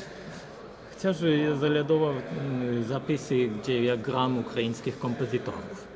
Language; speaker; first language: Polish; non-native, learner; Ukrainian